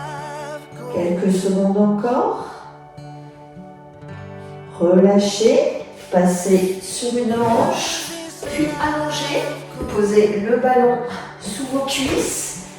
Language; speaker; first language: French; native; French